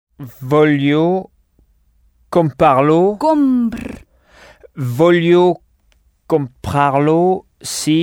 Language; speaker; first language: Italian; non-native, learner; French